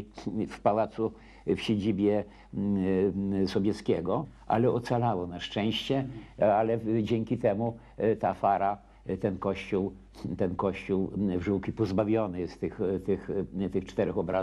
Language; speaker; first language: Polish; native; Polish